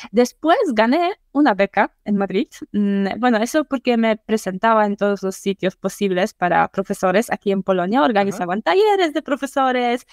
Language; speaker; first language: Spanish; non-native, fluent; Polish